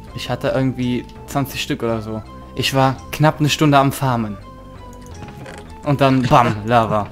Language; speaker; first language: German; native; German